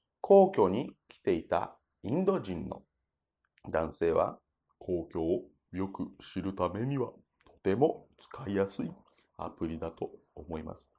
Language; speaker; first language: Japanese; non-native, fluent; Portuguese